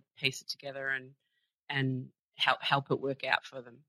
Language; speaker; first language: English; native; English